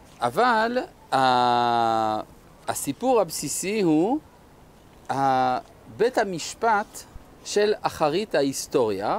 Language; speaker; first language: Hebrew; non-native, fluent; French